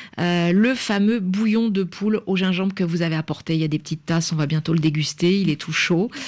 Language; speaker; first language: French; native; French